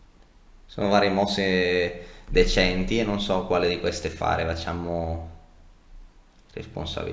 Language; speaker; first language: Italian; native; Italian